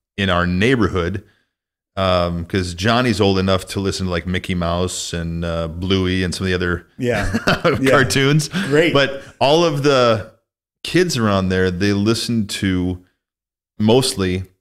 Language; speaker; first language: English; native; English